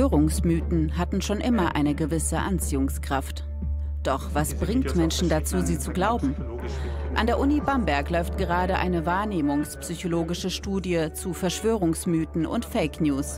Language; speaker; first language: German; native; German